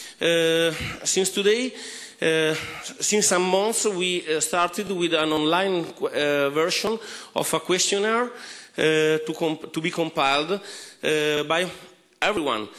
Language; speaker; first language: English; non-native, fluent; Italian